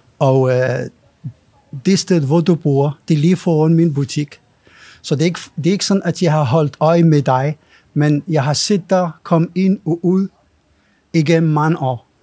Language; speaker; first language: Danish; non-native, fluent; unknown